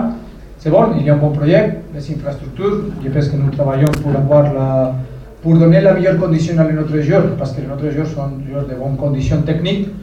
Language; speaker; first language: French; non-native, fluent; Spanish